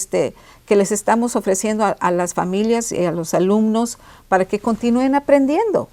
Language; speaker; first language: Spanish; early bilingual, heritage; Spanish